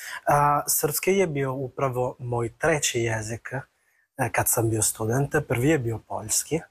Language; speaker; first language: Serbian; non-native, learner; Italian